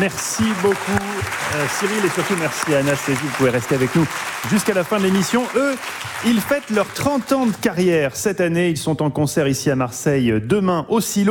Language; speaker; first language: French; native; French